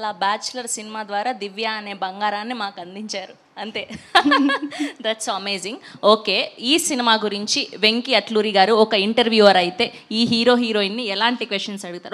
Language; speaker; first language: Telugu; native; Telugu